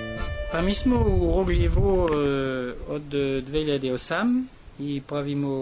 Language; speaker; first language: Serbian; non-native, learner; French